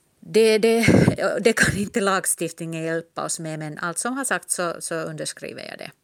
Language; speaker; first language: Swedish; non-native, local second language; Finnish